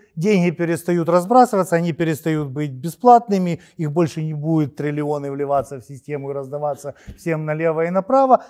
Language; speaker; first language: Russian; native; Russian